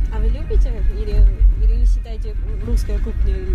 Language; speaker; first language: Russian; non-native, learner; Chinese